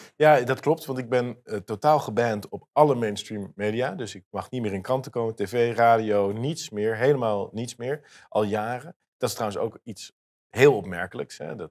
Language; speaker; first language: Dutch; native; Dutch